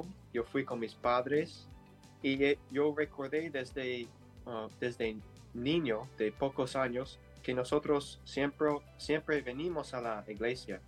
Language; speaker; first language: Spanish; non-native, learner; English